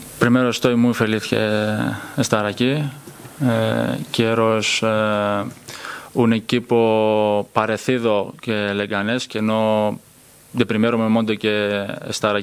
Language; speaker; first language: Spanish; non-native, learner; Greek